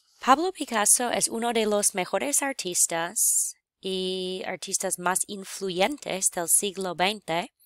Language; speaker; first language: Spanish; non-native, fluent; English